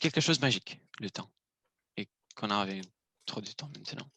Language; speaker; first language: French; non-native, learner; Romanian